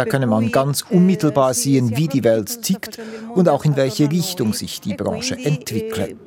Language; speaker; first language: German; native; German